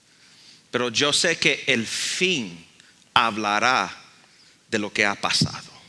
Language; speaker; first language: Spanish; early bilingual, heritage; Spanish